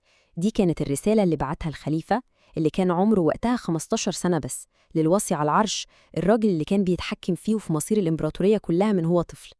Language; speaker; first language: Arabic; native; Arabic